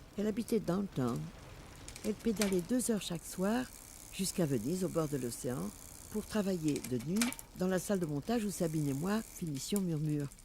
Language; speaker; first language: French; native; French